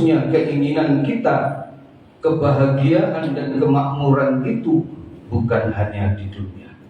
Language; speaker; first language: Indonesian; native; Indonesian